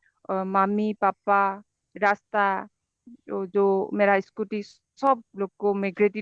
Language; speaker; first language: Hindi; non-native, local second language; Assamese